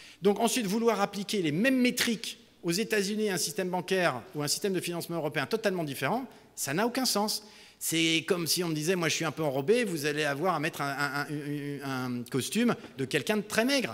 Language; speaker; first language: French; native; French